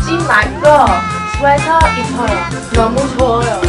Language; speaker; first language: Korean; non-native, learner; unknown